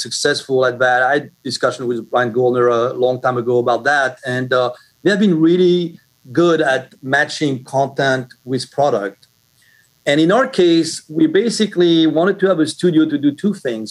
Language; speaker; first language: English; non-native, fluent; French